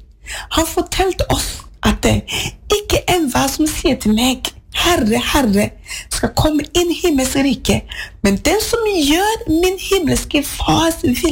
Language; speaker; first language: Norwegian; non-native, fluent; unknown